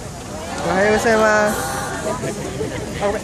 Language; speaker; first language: Japanese; non-native, learner; Spanish